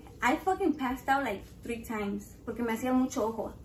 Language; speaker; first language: Spanish; early bilingual, other home language; English